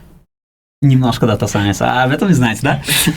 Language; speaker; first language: Russian; non-native, local second language; Uzbek